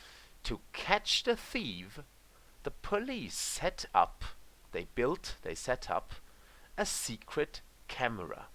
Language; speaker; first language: English; non-native, fluent; German